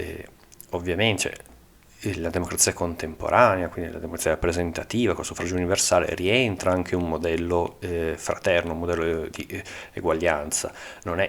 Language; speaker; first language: Italian; native; Italian